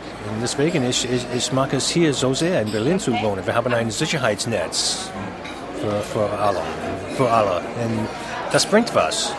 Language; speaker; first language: German; non-native, fluent; English